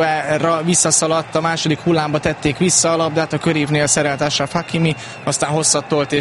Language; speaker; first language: Hungarian; native; Hungarian